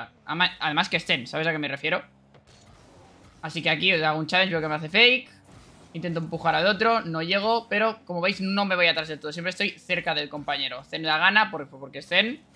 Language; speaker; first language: Spanish; native; Spanish